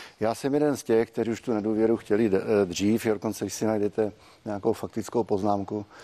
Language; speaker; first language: Czech; native; Czech